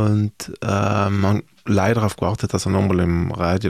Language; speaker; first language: German; native; German